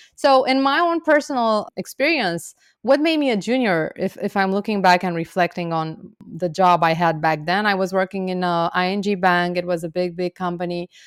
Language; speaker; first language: English; non-native, fluent; Romanian